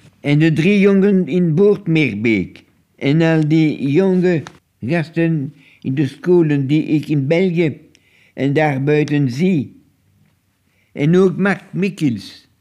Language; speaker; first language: Dutch; non-native, local second language; French